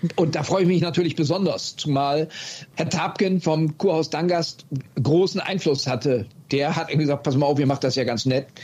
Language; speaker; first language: German; native; German